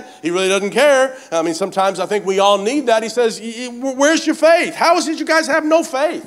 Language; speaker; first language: English; native; English